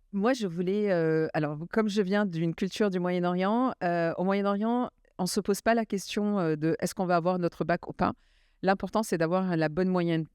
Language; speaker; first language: French; early bilingual, other home language; Arabic